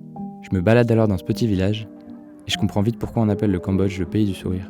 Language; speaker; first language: French; native; French